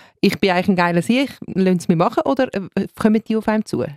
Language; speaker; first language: German; native; German